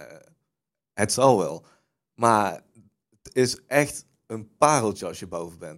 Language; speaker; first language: Dutch; native; Dutch